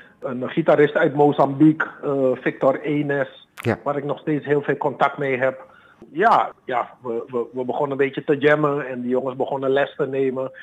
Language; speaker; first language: Dutch; native; Dutch